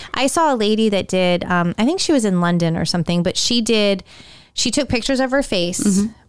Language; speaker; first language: English; native; English